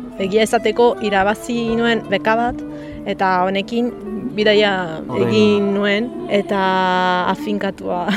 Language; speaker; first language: Basque; non-native, learner; Italian